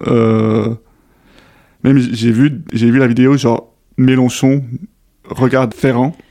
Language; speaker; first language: French; native; French